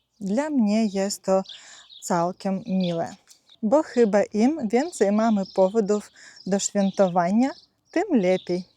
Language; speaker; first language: Polish; non-native, fluent; Ukrainian